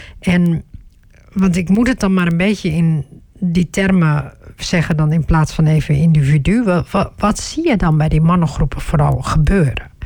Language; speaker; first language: Dutch; early bilingual, other home language; Turkish